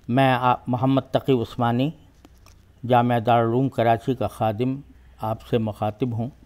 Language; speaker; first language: Urdu; native; Urdu